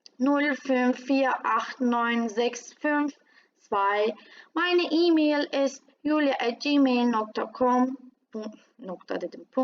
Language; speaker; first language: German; non-native, fluent; Turkish